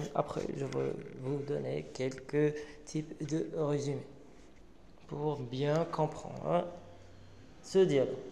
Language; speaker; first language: French; non-native, local second language; Arabic